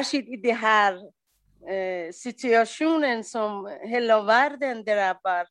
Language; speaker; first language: Swedish; non-native, learner; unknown